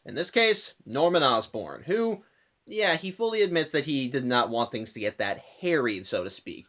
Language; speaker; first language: English; native; English